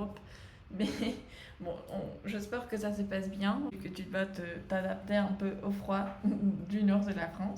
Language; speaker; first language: French; non-native, fluent; Spanish